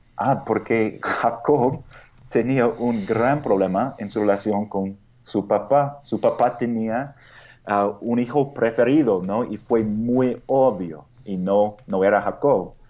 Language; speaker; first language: Spanish; non-native, fluent; English